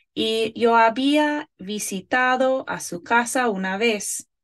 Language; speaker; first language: Spanish; non-native, fluent; English